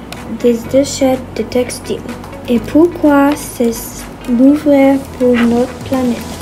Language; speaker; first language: French; non-native, learner; English